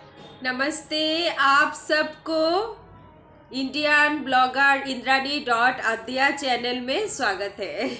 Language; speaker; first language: Hindi; non-native, local second language; Bangla